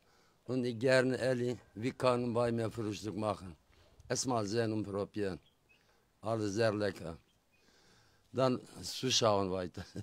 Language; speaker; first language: German; non-native, learner; Turkish